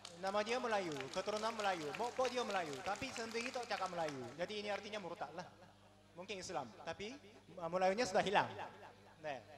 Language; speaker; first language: Malay; non-native, fluent; Japanese